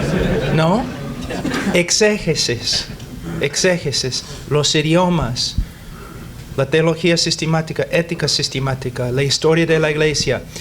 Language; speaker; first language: Spanish; non-native, fluent; English